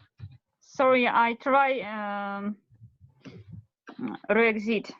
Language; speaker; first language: English; non-native, learner; Russian